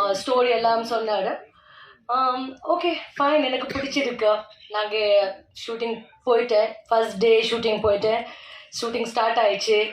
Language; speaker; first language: Tamil; non-native, learner; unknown